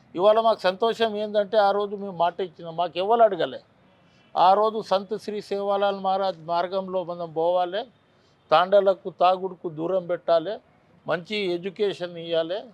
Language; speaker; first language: Telugu; non-native, local second language; Lambadi